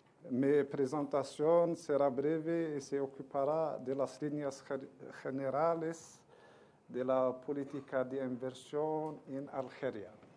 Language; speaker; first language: Spanish; non-native, learner; Arabic